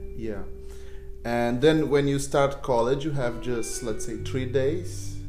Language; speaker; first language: English; non-native, fluent; Portuguese